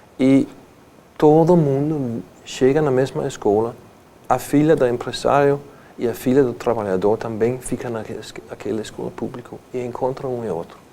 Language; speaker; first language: Portuguese; non-native, fluent; Danish